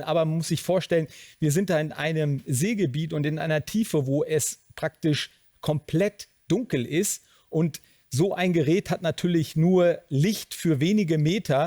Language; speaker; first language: German; native; German